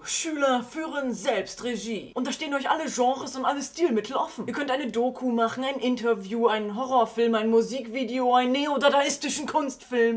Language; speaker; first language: German; native; German